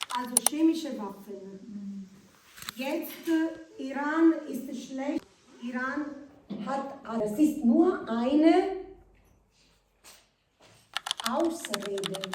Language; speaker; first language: German; non-native, learner; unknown